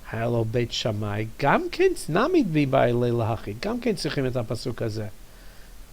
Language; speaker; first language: Hebrew; non-native, fluent; English